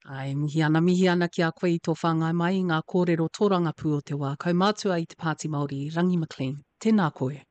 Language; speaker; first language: Māori; native; Māori